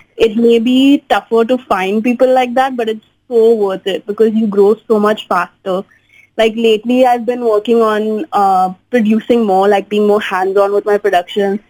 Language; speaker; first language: English; non-native, local second language; Hindi